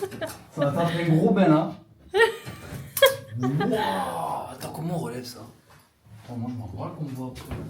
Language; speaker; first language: French; native; French